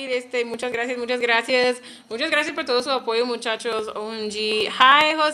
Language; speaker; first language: Spanish; non-native, learner; English